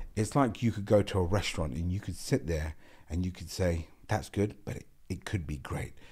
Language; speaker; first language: English; non-native, local second language; Gujarati